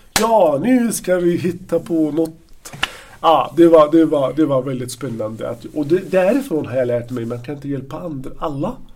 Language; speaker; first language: Swedish; non-native, fluent; Arabic